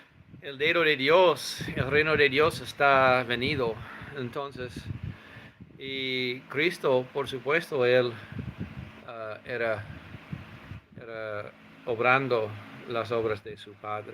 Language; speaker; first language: Spanish; non-native, fluent; English